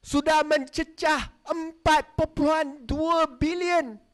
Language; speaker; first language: Malay; non-native, local second language; Chinese